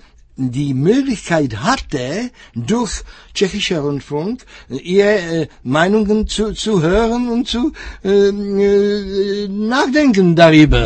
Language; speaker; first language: German; non-native, fluent; Czech